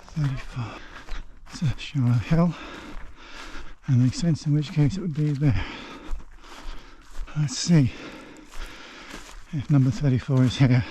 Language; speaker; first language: English; native; English